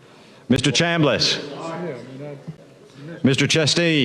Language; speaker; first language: English; native; English